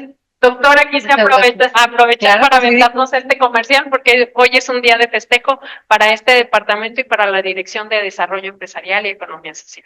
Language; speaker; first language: Spanish; native; Spanish